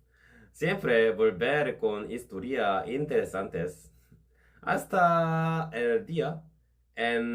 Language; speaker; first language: Spanish; non-native, learner; Korean